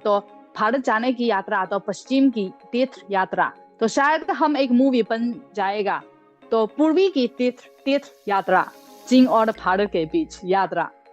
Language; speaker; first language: Hindi; non-native, fluent; Chinese